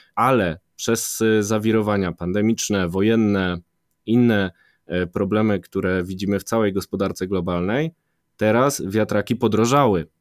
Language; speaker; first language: Polish; native; Polish